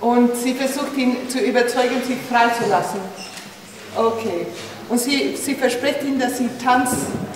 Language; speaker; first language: German; non-native, fluent; Spanish